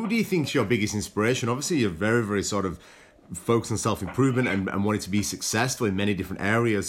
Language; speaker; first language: English; native; English